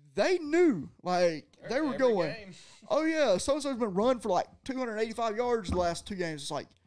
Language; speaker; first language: English; native; English